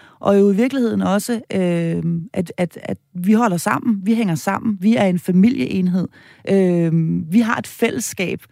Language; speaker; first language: Danish; native; Danish